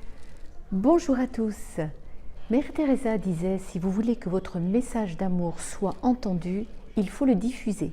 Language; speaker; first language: French; native; French